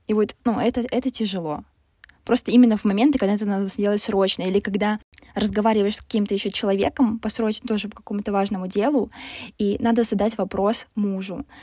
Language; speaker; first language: Russian; native; Russian